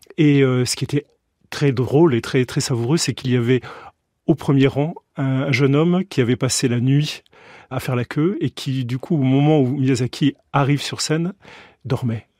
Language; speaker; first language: French; native; French